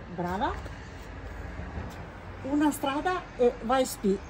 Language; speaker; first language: Italian; non-native, learner; Albanian